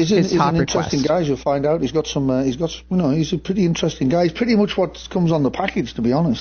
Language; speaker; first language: English; native; English